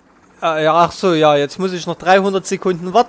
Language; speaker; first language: German; native; German